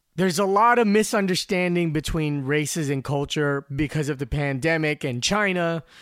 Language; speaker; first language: English; non-native, local second language; Filipino